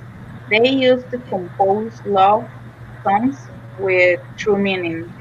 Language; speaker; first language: English; non-native, learner; Spanish